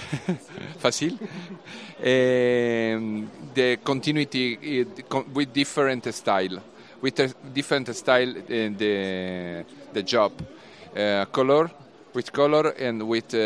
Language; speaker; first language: English; non-native, learner; Italian